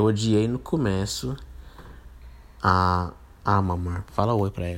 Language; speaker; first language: Portuguese; non-native, fluent; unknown